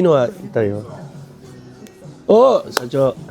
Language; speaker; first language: Japanese; non-native, learner; Filipino